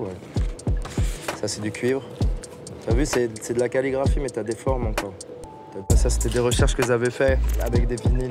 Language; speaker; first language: French; native; French